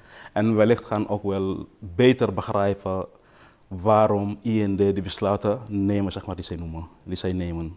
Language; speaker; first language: Dutch; non-native, fluent; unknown